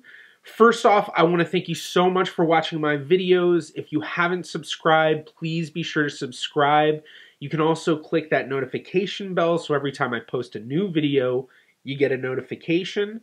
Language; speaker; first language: English; native; English